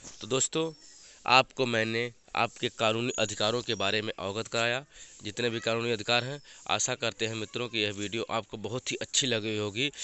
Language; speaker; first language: Hindi; native; Hindi